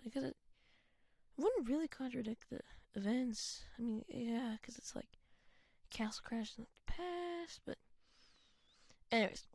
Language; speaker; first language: English; native; English